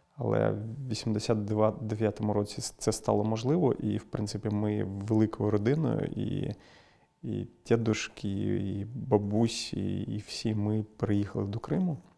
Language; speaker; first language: Ukrainian; non-native, local second language; Crimean Tatar